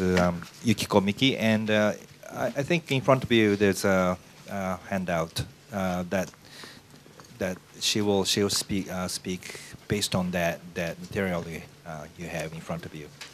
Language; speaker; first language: English; non-native, fluent; Japanese